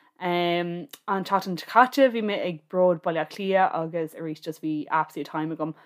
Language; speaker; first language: Irish; non-native, local second language; English